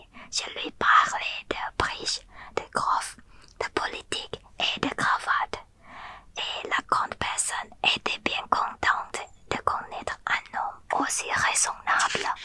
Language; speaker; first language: French; non-native, learner; Thai